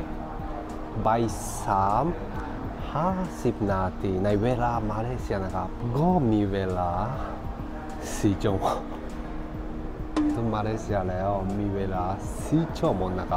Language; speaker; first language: Thai; non-native, learner; Japanese